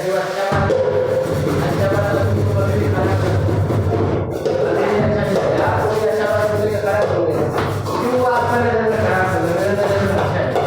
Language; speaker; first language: Hindi; non-native, learner; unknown